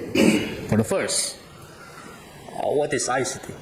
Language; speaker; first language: English; non-native, fluent; Indonesian